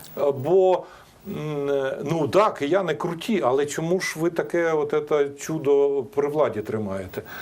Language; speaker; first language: Ukrainian; native; Ukrainian